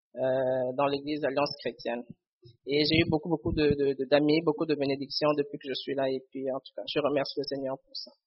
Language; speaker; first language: French; non-native, local second language; Lingala